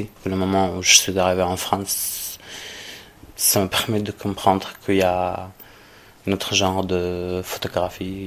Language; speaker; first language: French; non-native, fluent; Arabic